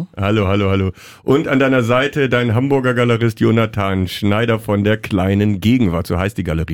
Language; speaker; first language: German; native; German